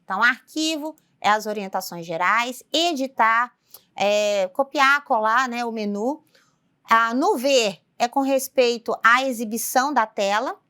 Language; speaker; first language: Portuguese; native; Portuguese